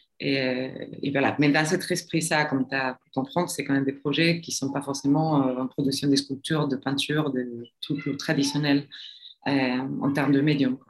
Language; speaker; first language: French; non-native, fluent; Spanish